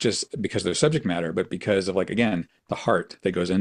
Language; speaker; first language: English; native; English